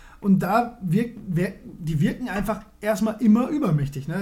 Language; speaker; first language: German; native; German